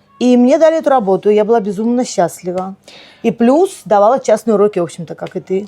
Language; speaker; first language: Russian; native; Russian